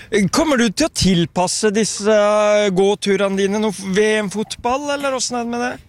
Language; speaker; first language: Norwegian; native; Norwegian